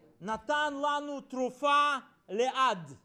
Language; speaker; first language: Hebrew; non-native, fluent; Russian